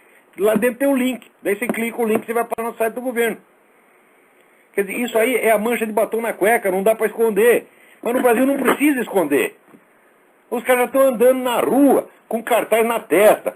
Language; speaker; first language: Portuguese; native; Portuguese